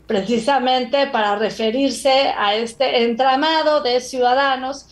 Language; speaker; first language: Spanish; native; Spanish